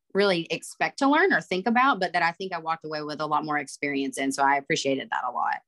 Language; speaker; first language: English; native; English